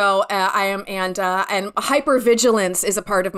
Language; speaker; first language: English; native; English